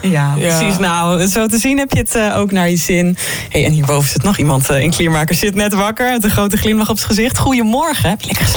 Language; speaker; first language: Dutch; native; Dutch